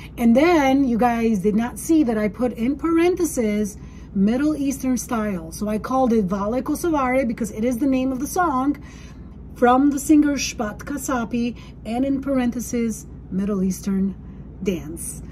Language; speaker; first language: English; non-native, fluent; Albanian